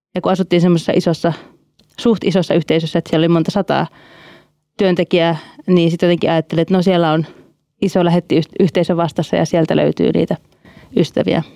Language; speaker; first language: Finnish; native; Finnish